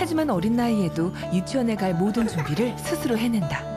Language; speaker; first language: Korean; native; Korean